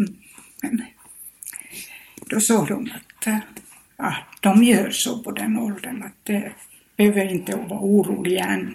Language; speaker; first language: Swedish; non-native, fluent; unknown